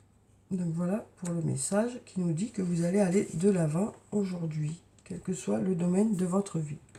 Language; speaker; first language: French; native; French